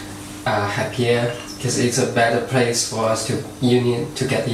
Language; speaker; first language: English; non-native, fluent; Chinese